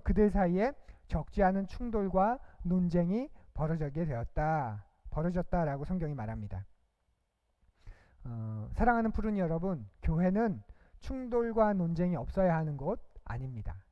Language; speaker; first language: Korean; native; Korean